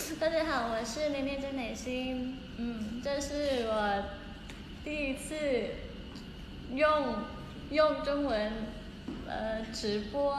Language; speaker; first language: Chinese; non-native, learner; Thai